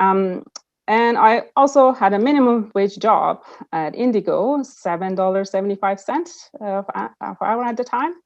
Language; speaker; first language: English; non-native, fluent; Persian